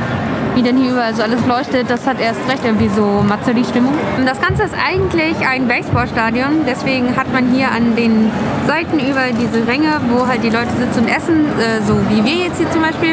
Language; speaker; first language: German; native; German